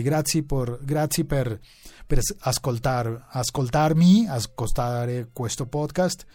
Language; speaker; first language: Italian; non-native, learner; Spanish